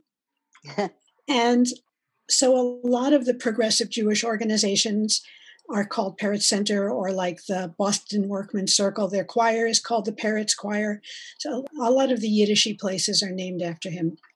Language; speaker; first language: English; native; English